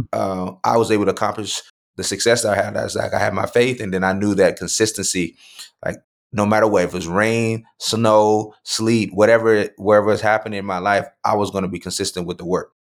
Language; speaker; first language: English; native; English